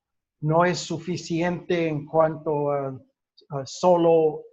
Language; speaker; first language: Spanish; non-native, fluent; English